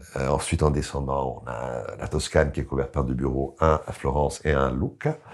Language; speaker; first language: French; non-native, fluent; Italian